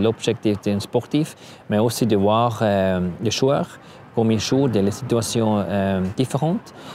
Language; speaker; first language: French; non-native, learner; German